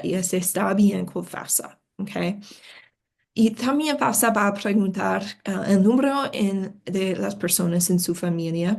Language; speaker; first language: Spanish; non-native, fluent; English